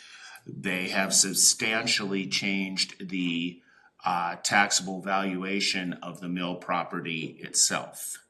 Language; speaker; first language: English; native; English